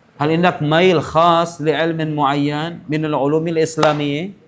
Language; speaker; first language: Arabic; non-native, fluent; Indonesian